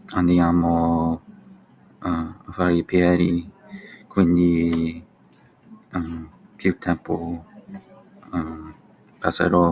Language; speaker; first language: Italian; non-native, learner; English